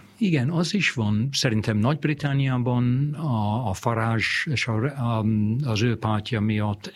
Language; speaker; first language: Hungarian; non-native, fluent; English